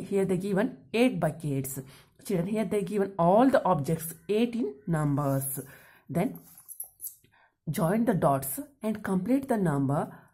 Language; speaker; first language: English; non-native, local second language; Kannada